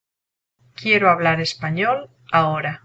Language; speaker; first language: Spanish; non-native, learner; English